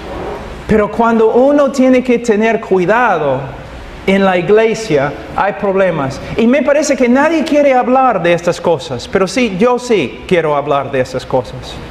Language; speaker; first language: Spanish; non-native, fluent; English